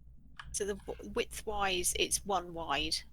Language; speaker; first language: English; native; English